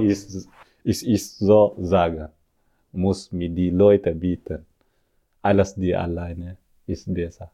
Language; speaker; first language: German; non-native, learner; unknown